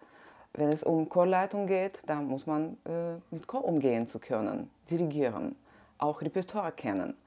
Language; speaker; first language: German; non-native, fluent; Russian